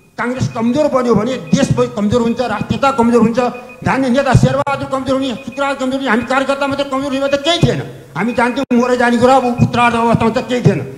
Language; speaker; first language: Nepali; native; Nepali